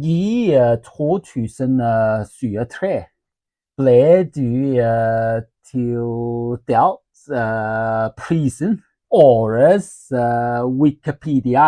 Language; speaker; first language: Norwegian; non-native, learner; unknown